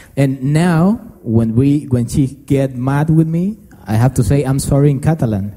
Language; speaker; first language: English; non-native, learner; Spanish